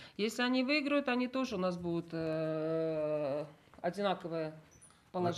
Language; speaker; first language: Russian; native; Russian